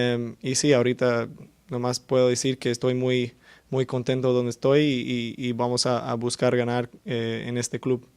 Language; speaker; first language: Spanish; early bilingual, heritage; English